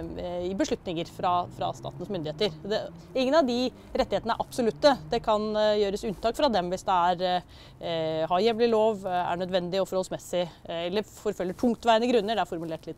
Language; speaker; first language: Norwegian; native; Norwegian